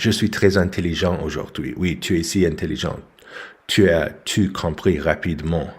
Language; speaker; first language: French; non-native, learner; English